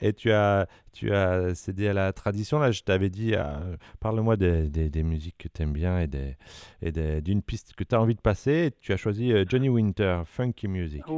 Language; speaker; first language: French; native; French